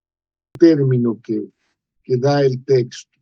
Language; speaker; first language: Spanish; native; Spanish